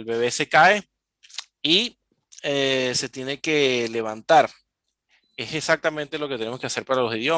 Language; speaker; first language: Spanish; native; Spanish